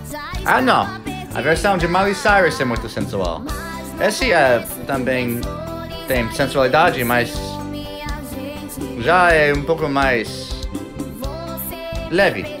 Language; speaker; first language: Portuguese; non-native, fluent; English